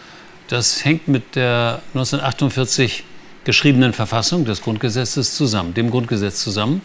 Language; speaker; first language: German; native; German